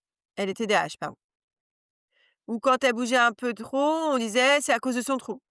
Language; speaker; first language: French; native; French